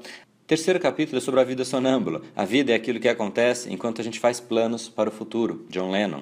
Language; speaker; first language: Portuguese; native; Portuguese